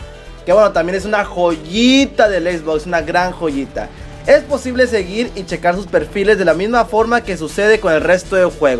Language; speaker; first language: Spanish; native; Spanish